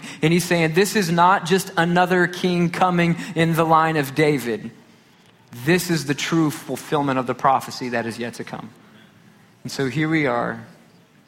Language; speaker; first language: English; native; English